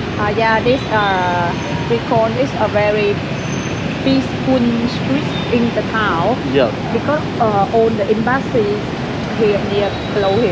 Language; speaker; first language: English; non-native, learner; Vietnamese